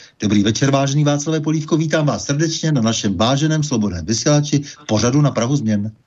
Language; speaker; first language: Czech; native; Czech